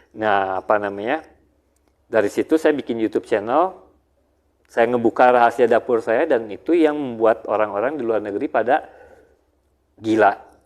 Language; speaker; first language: Indonesian; early bilingual, heritage; Indonesian